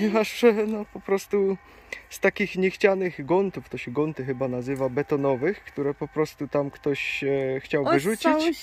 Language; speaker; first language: Polish; native; Polish